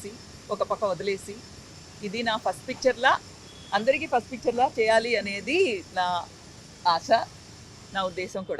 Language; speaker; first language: Telugu; non-native, local second language; Tamil